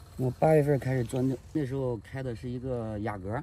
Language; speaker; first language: Chinese; native; Chinese